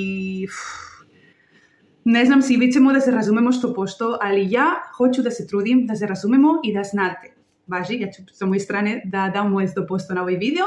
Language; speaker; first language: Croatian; non-native, learner; Spanish